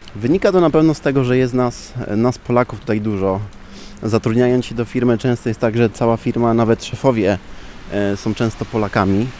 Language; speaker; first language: Polish; early bilingual, heritage; Polish